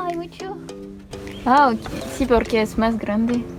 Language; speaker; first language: Spanish; non-native, learner; French